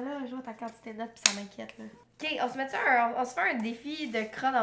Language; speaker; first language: French; native; French